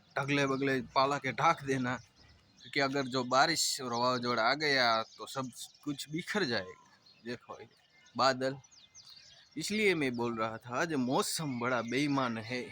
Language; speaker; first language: Hindi; non-native, local second language; Gujarati